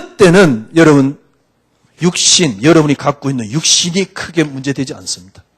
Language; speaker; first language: Korean; native; Korean